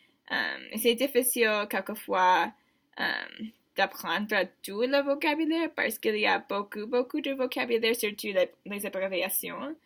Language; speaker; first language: French; non-native, learner; English